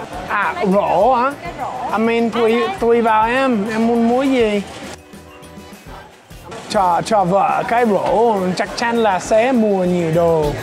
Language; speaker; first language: Vietnamese; non-native, fluent; English